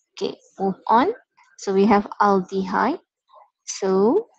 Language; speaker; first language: English; non-native, local second language; Malay